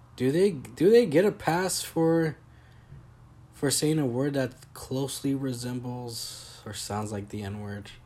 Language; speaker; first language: English; native; English